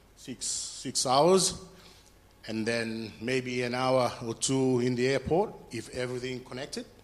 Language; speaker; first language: English; non-native, fluent; Fijian